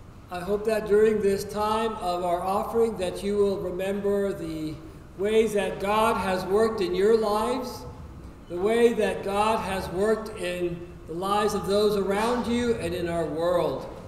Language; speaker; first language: English; native; English